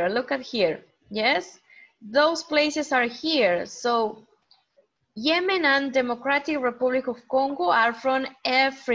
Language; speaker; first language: English; non-native, fluent; Spanish